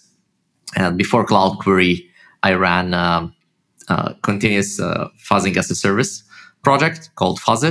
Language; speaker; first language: English; non-native, fluent; Russian